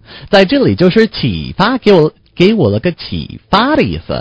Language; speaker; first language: Chinese; non-native, learner; English